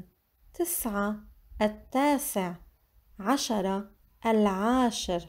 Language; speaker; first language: Arabic; non-native, fluent; English